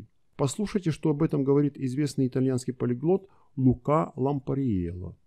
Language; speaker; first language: Russian; native; Russian